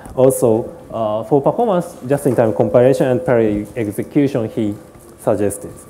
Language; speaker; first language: English; non-native, learner; Japanese